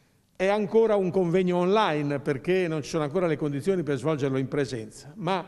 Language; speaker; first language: Italian; native; Italian